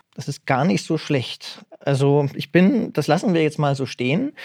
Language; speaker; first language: German; native; German